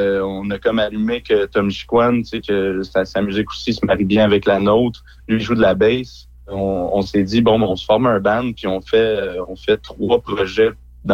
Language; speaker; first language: French; native; French